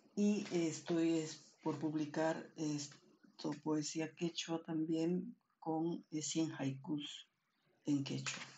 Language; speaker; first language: Spanish; non-native, local second language; Quechua